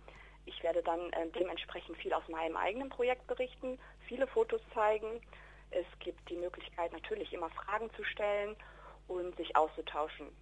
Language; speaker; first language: German; native; German